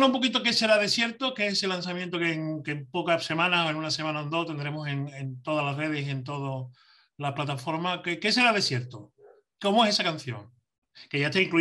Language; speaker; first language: Spanish; native; Spanish